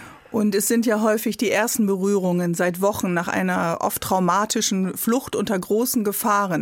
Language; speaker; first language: German; native; German